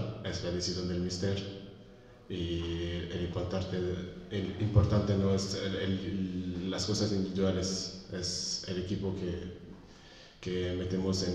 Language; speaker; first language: Spanish; non-native, fluent; French